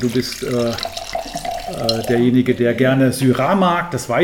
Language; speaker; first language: German; native; German